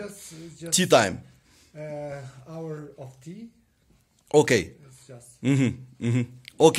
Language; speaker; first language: English; non-native, learner; Russian